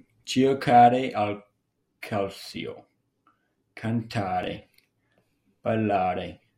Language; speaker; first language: Italian; non-native, learner; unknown